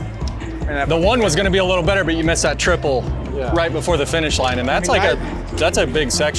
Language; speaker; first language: English; native; English